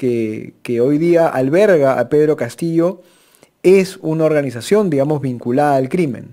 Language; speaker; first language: Spanish; native; Spanish